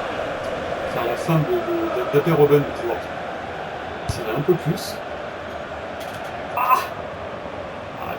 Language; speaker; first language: French; native; French